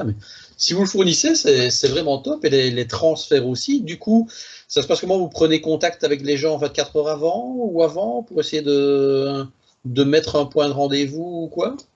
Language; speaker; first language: French; native; French